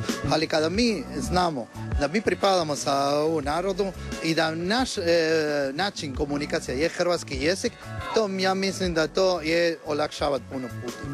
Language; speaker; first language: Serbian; non-native, learner; Spanish